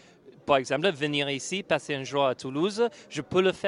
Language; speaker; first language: French; non-native, fluent; English